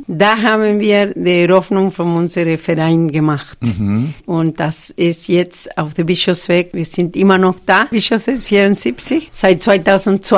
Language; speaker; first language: German; non-native, fluent; Spanish